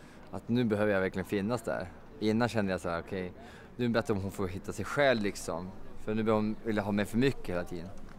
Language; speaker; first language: Swedish; native; Swedish